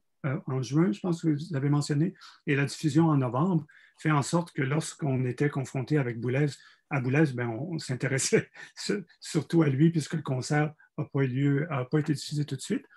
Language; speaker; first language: French; native; French